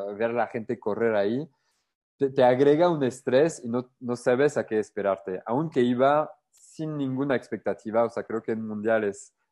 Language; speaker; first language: Spanish; non-native, fluent; French